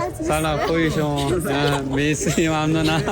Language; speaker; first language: Persian; non-native, learner; Korean